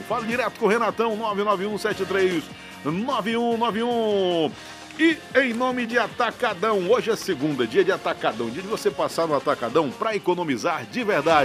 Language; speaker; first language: Portuguese; native; Portuguese